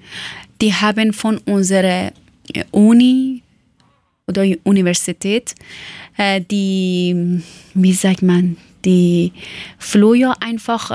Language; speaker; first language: German; non-native, fluent; Persian